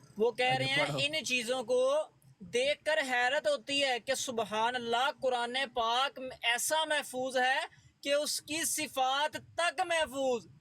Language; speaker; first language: Urdu; native; Urdu